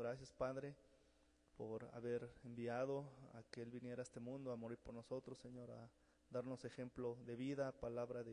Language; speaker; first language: Spanish; native; Spanish